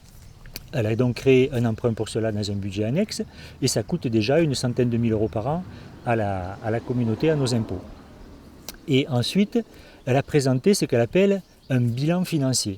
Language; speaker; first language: French; native; French